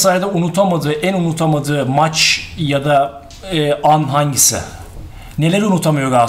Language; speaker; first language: Turkish; native; Turkish